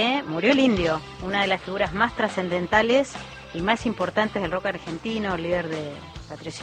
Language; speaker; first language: Spanish; native; Spanish